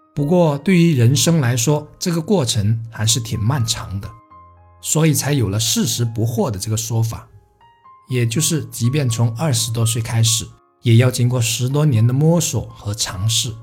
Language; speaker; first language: Chinese; non-native, local second language; Cantonese